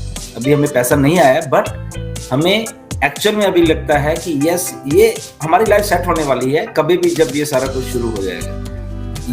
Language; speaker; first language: Hindi; native; Hindi